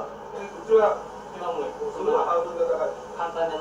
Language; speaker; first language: Japanese; native; Japanese